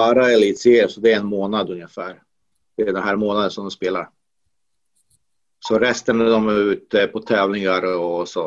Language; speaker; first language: Swedish; non-native, fluent; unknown